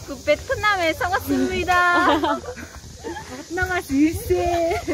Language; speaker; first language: Korean; non-native, learner; Mongolian